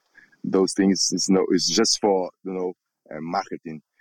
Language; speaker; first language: English; non-native, learner; Portuguese